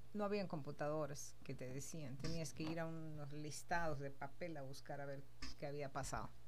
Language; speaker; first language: Spanish; native; Spanish